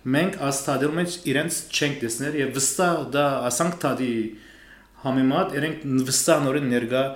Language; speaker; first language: Armenian; early bilingual, heritage; Armenian